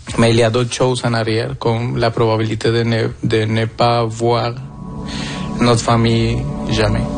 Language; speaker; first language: French; non-native, fluent; Spanish